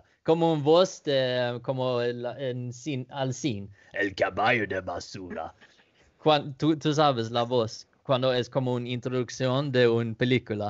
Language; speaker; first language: Spanish; non-native, learner; Danish